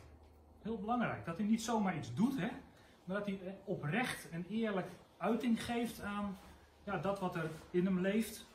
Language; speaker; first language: Dutch; native; Dutch